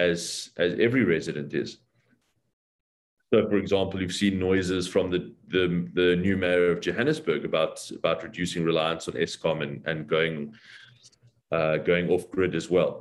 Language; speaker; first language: English; native; English